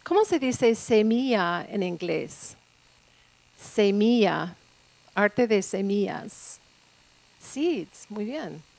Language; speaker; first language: Spanish; non-native, fluent; English